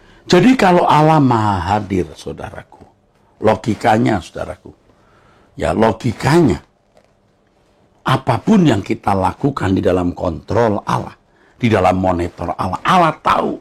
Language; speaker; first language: Indonesian; native; Indonesian